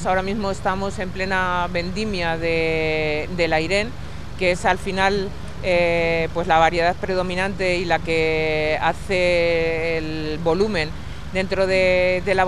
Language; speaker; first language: Spanish; native; Spanish